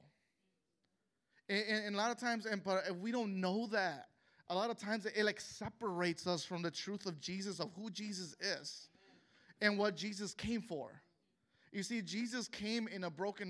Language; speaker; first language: English; native; English